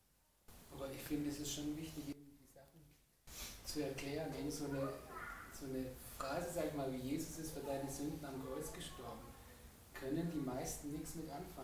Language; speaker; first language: German; native; German